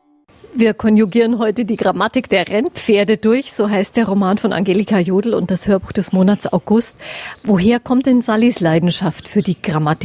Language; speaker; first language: German; native; German